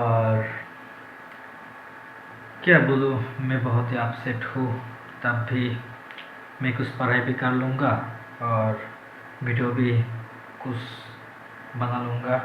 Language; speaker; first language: Hindi; non-native, learner; Bangla